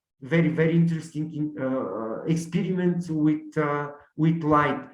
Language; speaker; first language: English; non-native, learner; Bulgarian